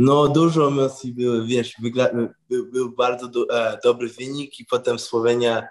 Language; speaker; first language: Polish; early bilingual, heritage; English